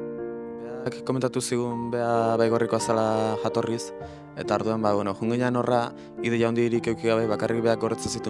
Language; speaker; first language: Basque; native; Basque